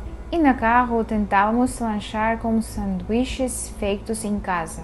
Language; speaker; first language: Portuguese; non-native, fluent; Russian